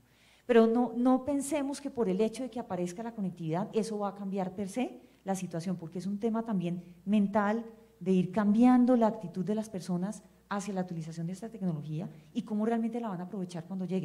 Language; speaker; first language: Spanish; native; Spanish